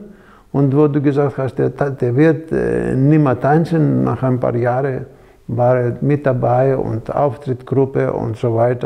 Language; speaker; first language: German; non-native, fluent; Greek